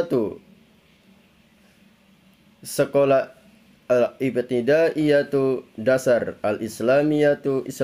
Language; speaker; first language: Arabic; non-native, fluent; Indonesian